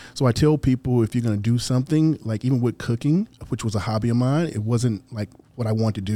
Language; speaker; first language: English; native; English